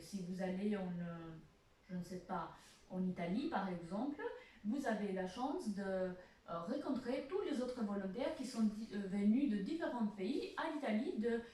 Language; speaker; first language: French; non-native, fluent; Albanian